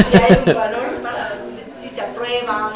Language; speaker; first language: Spanish; native; Spanish